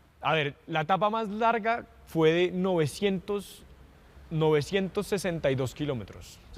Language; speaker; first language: Spanish; native; Spanish